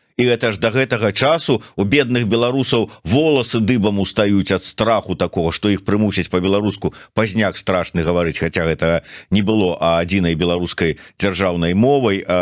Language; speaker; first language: Belarusian; non-native, local second language; Russian